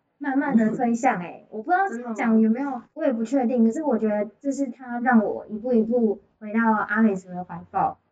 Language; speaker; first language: Chinese; native; Chinese